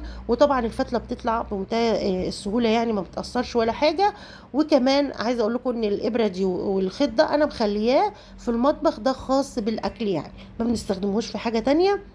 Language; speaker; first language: Arabic; native; Arabic